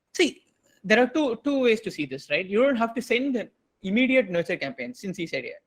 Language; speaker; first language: English; non-native, local second language; Tamil